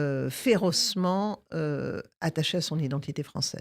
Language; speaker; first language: French; native; French